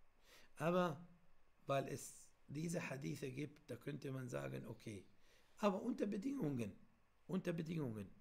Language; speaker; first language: German; non-native, fluent; Arabic